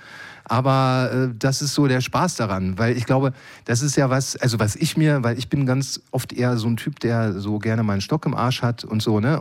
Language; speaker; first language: German; native; German